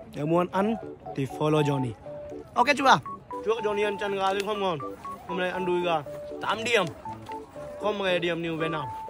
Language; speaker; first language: Vietnamese; non-native, learner; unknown